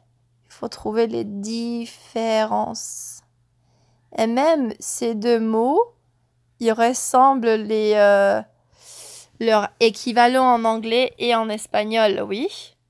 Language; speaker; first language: French; non-native, fluent; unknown